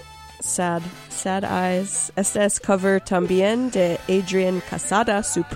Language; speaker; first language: Spanish; non-native, local second language; English